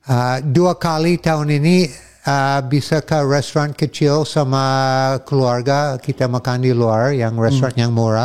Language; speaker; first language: Indonesian; non-native, fluent; English